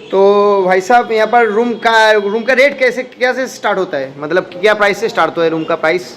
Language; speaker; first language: Hindi; non-native, local second language; Bangla